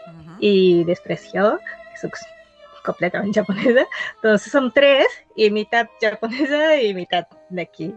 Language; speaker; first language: Catalan; non-native, fluent; Japanese